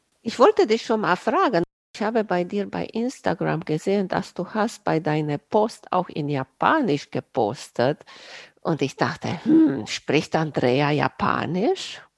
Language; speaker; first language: German; non-native, fluent; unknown